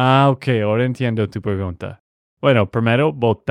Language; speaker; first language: Spanish; non-native, fluent; English